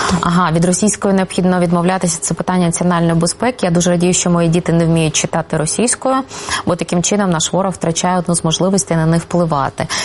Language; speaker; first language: Ukrainian; non-native, local second language; Russian